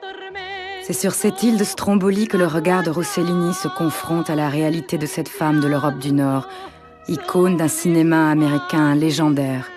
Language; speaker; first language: French; native; French